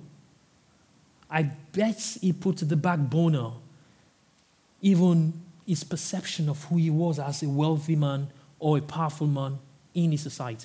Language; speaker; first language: English; non-native, local second language; Yoruba